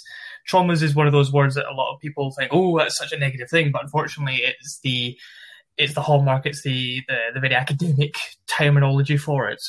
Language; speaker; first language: English; native; English